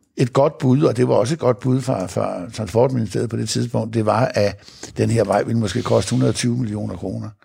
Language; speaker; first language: Danish; native; Danish